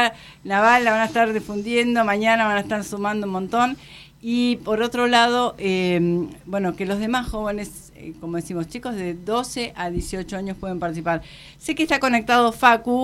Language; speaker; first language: Spanish; native; Spanish